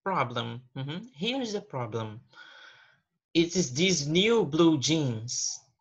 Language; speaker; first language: English; non-native, fluent; Portuguese